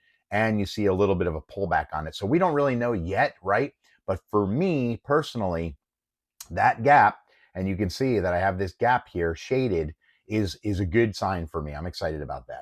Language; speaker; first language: English; native; English